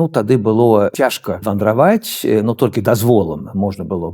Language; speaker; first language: Russian; non-native, fluent; Swedish